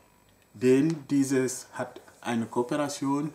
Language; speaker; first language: German; non-native, local second language; French